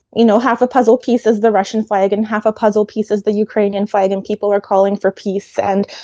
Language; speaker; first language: English; early bilingual, other home language; Ukrainian